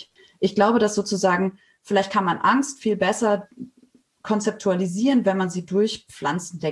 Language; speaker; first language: German; native; German